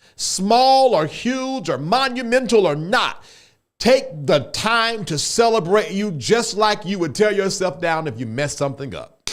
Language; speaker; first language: English; native; English